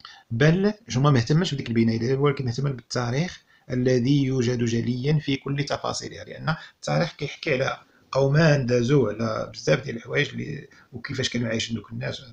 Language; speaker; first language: Arabic; native; Arabic